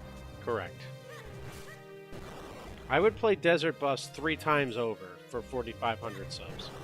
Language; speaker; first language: English; native; English